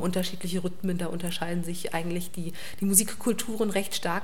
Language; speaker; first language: German; native; German